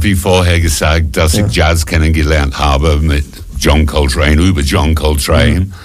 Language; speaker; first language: German; non-native, fluent; English